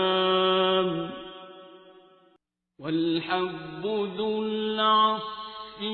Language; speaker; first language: Arabic; native; Arabic